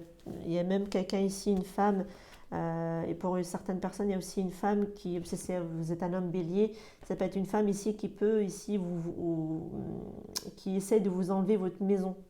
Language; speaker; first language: French; native; French